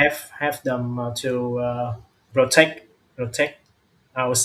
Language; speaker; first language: English; non-native, learner; Vietnamese